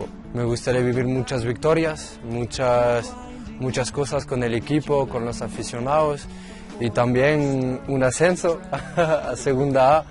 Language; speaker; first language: Spanish; non-native, learner; French